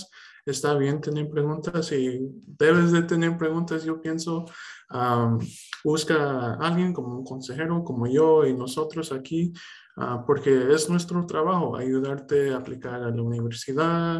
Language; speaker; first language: Spanish; early bilingual, heritage; Spanish